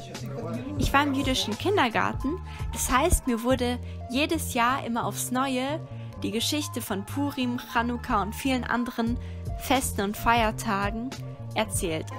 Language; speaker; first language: German; early bilingual, other home language; Russian